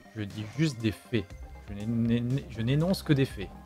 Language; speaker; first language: French; native; French